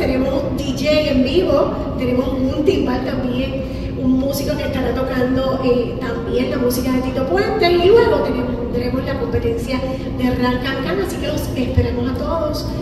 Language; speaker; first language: Spanish; native; Spanish